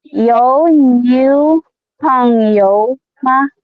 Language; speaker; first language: Chinese; non-native, learner; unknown